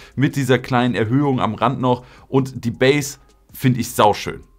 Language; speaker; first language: German; native; German